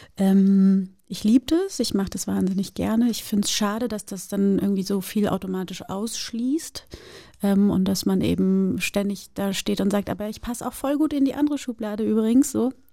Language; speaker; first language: German; early bilingual, other home language; Portuguese